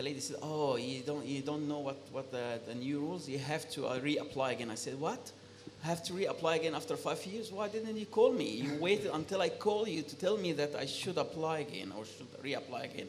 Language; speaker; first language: English; non-native, fluent; Arabic